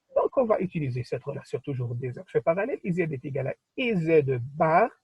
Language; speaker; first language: French; non-native, local second language; Arabic